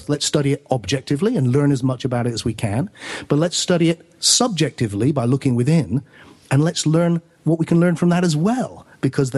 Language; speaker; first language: English; native; English